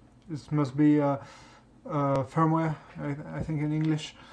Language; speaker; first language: English; non-native, fluent; French